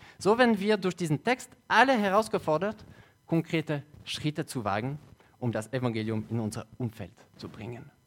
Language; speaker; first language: German; non-native, local second language; French